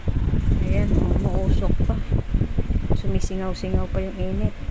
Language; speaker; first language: Filipino; native; Filipino